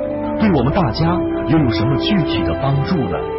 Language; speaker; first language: Chinese; native; Chinese